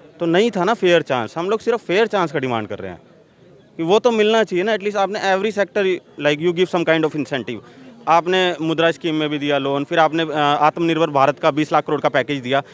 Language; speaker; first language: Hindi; native; Hindi